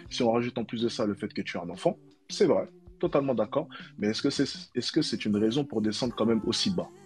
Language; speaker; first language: French; native; French